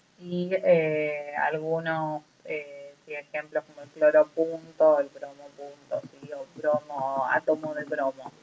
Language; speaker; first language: Spanish; native; Spanish